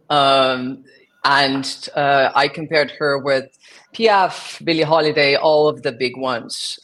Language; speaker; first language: English; non-native, fluent; Portuguese